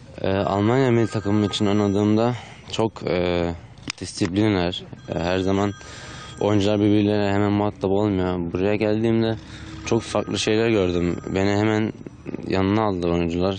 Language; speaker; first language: Turkish; early bilingual, heritage; Turkish